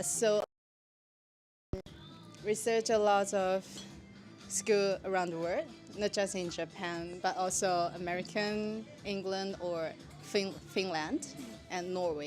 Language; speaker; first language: English; non-native, learner; Chinese